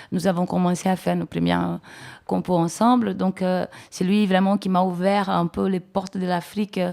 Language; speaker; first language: French; non-native, fluent; Portuguese